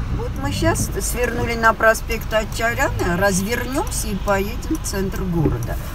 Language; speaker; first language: Russian; non-native, local second language; Armenian